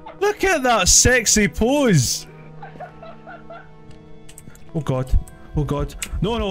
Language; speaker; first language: English; native; English